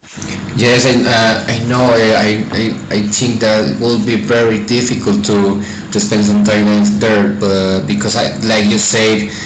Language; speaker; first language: English; non-native, fluent; Spanish